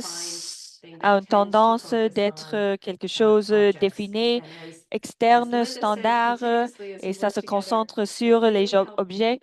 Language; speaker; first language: French; non-native, fluent; English